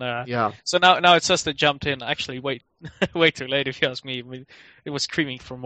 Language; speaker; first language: English; non-native, fluent; Dutch